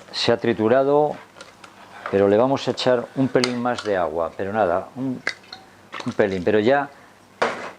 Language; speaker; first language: Spanish; native; Spanish